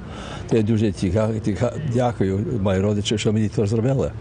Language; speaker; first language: Ukrainian; early bilingual, heritage; Ukrainian